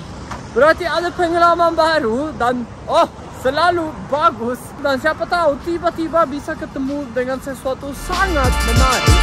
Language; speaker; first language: Indonesian; non-native, fluent; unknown